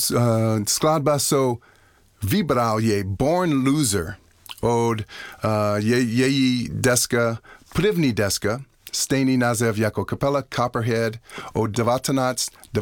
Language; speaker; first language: Czech; non-native, learner; English